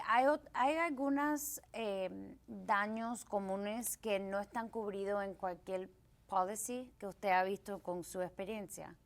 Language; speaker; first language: Spanish; early bilingual, heritage; Spanish